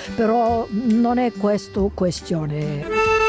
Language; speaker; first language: Italian; non-native, fluent; Bulgarian